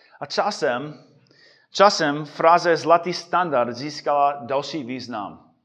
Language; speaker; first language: Czech; non-native, fluent; English